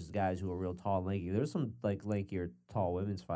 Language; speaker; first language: English; native; English